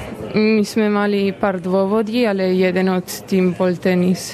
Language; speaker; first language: Slovak; early bilingual, heritage; Slovak